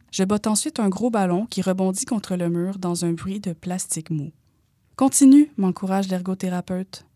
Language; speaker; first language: French; native; French